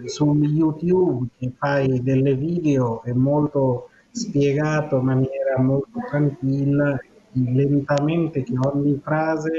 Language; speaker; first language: Italian; non-native, fluent; Bangla